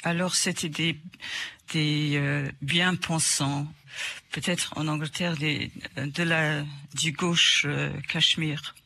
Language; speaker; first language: French; non-native, fluent; English